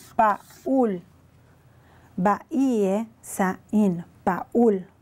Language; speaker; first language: French; non-native, fluent; Spanish